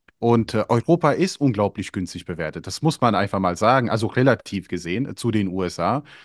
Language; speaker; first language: German; early bilingual, other home language; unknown